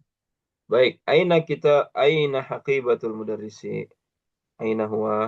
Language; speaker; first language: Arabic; non-native, fluent; Indonesian